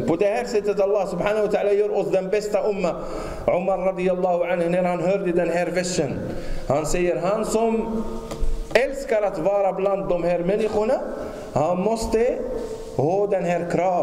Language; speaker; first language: Swedish; non-native, fluent; Arabic